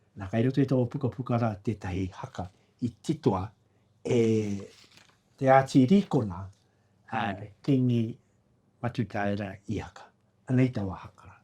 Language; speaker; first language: Māori; native; Māori